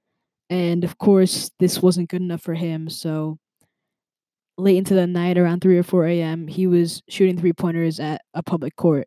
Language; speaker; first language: English; native; English